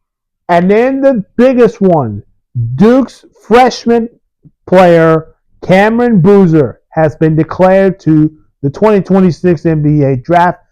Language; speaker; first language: English; early bilingual, other home language; Spanish